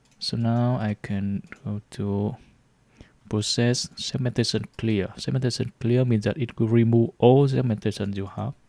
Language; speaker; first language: English; non-native, learner; Vietnamese